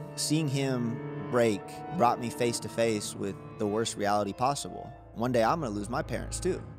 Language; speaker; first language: English; native; English